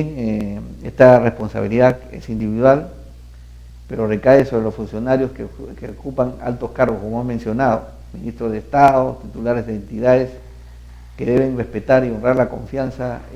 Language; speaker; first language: Spanish; native; Spanish